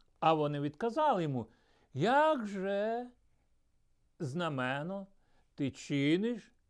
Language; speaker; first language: Ukrainian; early bilingual, other home language; Russian